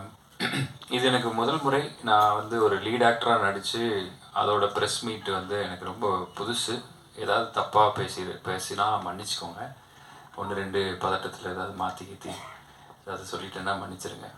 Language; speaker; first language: Tamil; native; Tamil